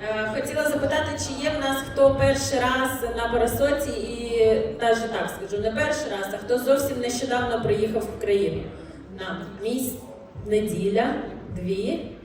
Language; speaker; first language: Ukrainian; non-native, local second language; Russian